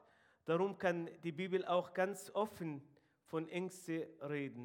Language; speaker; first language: German; non-native, fluent; Arabic